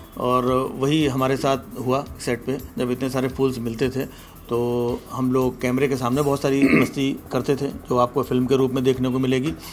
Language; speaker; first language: Hindi; native; Hindi